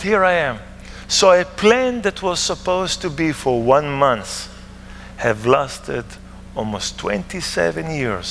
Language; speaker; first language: English; non-native, fluent; Hebrew